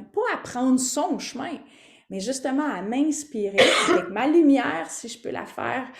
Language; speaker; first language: French; native; French